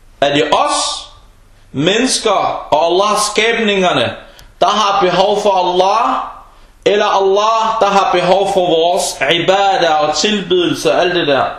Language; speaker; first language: Danish; non-native, fluent; Arabic